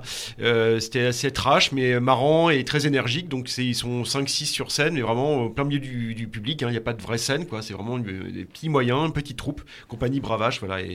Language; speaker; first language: French; native; French